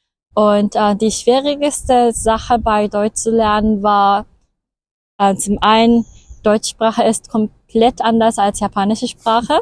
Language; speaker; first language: German; non-native, fluent; Japanese